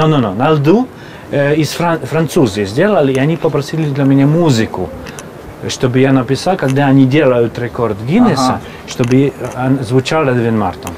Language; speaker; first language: Russian; non-native, fluent; Hungarian